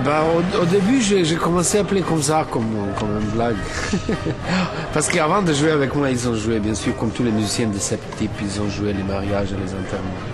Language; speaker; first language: French; non-native, fluent; Serbian